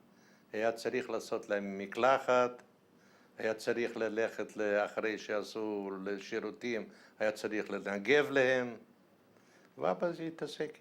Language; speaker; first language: Hebrew; non-native, fluent; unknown